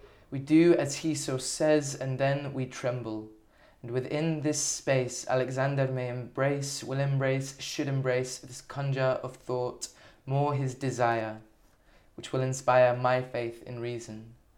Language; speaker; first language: English; native; English